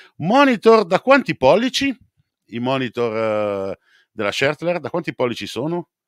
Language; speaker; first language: Italian; native; Italian